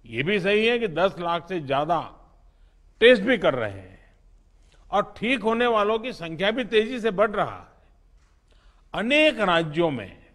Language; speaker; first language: Hindi; non-native, local second language; Gujarati